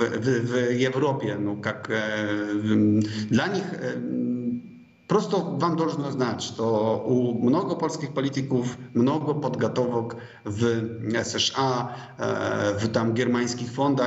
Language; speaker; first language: Russian; non-native, fluent; Polish